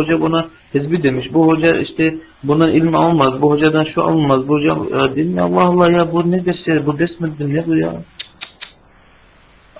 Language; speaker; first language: Turkish; non-native, fluent; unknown